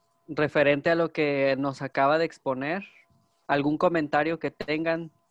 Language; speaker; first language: Spanish; native; Spanish